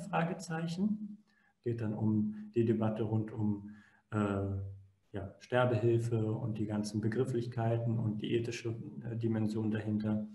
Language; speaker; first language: German; native; German